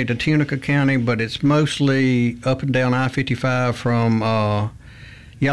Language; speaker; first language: English; native; English